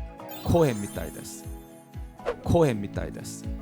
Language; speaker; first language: Japanese; non-native, learner; Korean